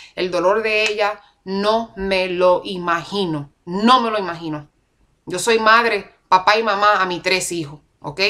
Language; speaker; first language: Spanish; early bilingual, heritage; Spanish